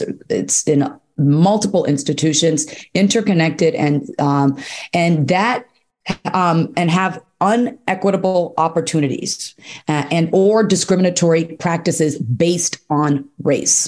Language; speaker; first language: English; native; English